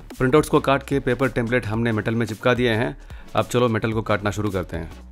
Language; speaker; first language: Hindi; non-native, local second language; Tamil